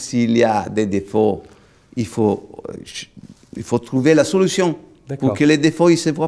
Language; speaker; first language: French; non-native, fluent; Italian